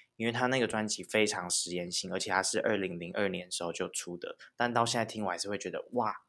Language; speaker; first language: Chinese; non-native, local second language; Min Nan Chinese